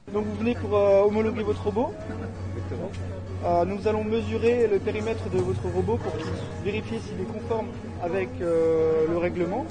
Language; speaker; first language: French; native; French